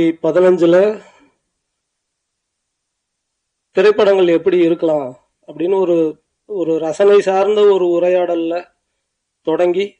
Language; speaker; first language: Tamil; native; Tamil